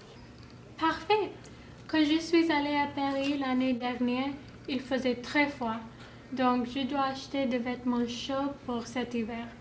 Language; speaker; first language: French; non-native, learner; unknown